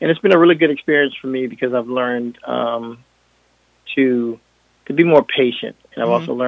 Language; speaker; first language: English; non-native, fluent; French